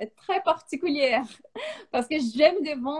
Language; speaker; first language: French; non-native, fluent; Portuguese